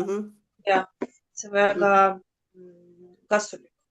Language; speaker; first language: Estonian; non-native, learner; Russian